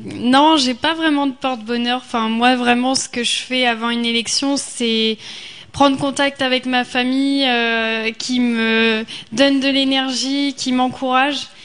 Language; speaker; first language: French; native; French